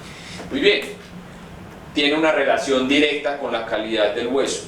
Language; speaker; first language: Spanish; native; Spanish